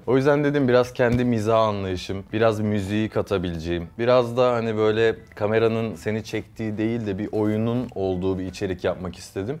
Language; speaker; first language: Turkish; early bilingual, heritage; English